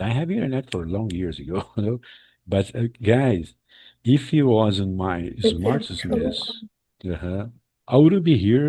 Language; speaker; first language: English; non-native, fluent; Portuguese